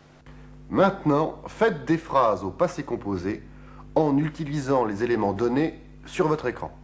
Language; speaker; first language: French; native; French